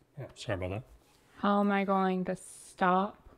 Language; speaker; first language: English; native; English